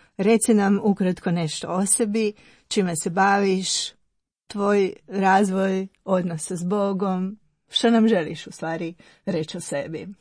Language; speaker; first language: Croatian; native; Croatian